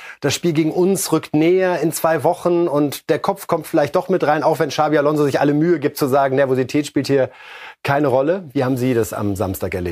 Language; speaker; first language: German; native; German